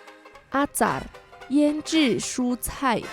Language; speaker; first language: Chinese; non-native, learner; Indonesian